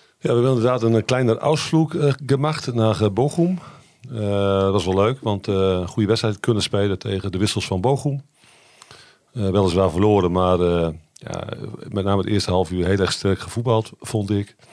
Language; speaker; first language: Dutch; native; Dutch